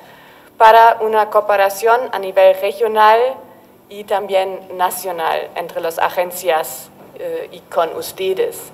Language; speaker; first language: Spanish; non-native, learner; German